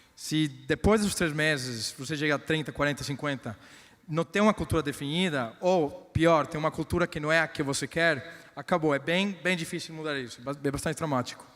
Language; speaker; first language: Portuguese; non-native, fluent; Spanish